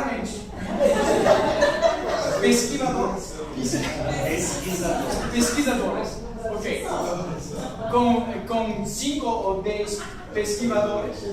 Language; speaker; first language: Portuguese; non-native, learner; French